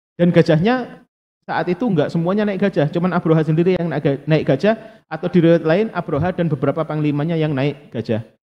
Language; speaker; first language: Indonesian; non-native, local second language; Javanese